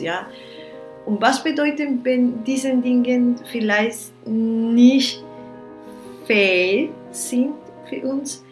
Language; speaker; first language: German; non-native, learner; Spanish